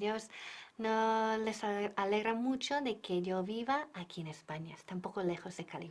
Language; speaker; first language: Spanish; non-native, fluent; English